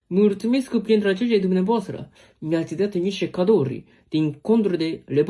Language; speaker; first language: Romanian; non-native, learner; Japanese